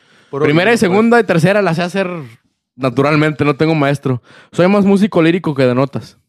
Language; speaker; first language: Spanish; early bilingual, other home language; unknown